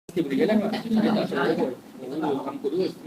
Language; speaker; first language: Malay; native; Malay